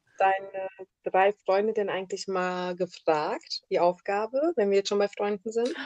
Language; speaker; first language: German; early bilingual, other home language; Italian